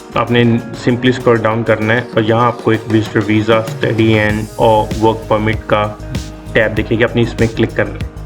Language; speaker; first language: Hindi; non-native, local second language; Punjabi